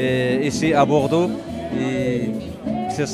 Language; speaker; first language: French; non-native, learner; Arabic